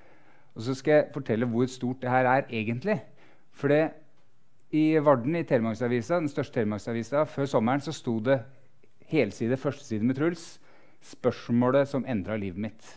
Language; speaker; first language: Norwegian; native; Norwegian